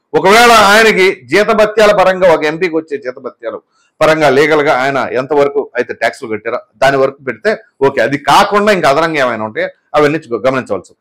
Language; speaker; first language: Telugu; native; Telugu